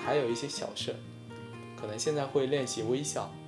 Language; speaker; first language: Chinese; non-native, local second language; Min Nan Chinese